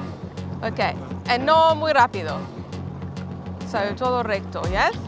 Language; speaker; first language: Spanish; non-native, learner; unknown